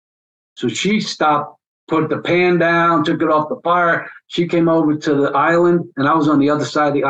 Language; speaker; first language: English; native; English